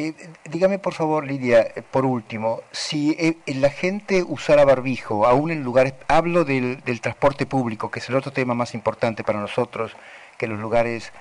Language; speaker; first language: Spanish; native; Spanish